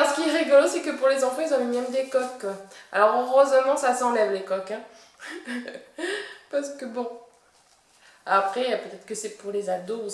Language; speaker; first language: French; native; French